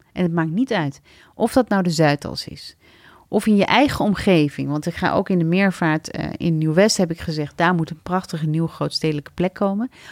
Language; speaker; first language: Dutch; early bilingual, other home language; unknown